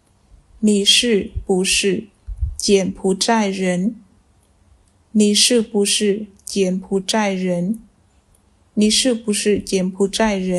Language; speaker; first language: Chinese; non-native, fluent; Khmer